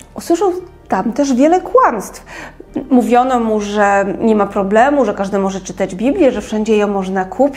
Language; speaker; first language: Polish; native; Polish